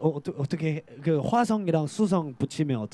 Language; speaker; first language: Korean; non-native, fluent; Cantonese